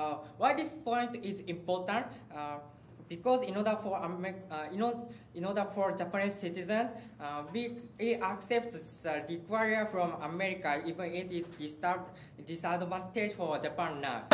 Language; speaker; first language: English; non-native, learner; Japanese